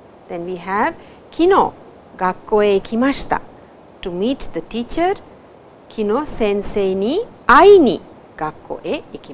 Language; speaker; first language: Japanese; non-native, fluent; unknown